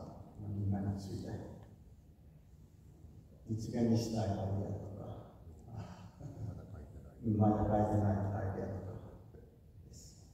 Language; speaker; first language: Japanese; non-native, fluent; Finnish